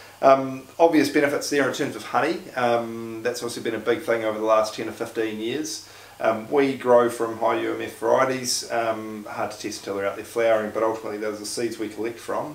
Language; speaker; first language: English; native; English